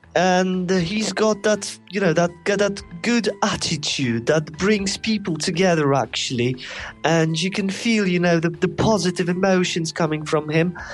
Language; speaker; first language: English; non-native, fluent; Polish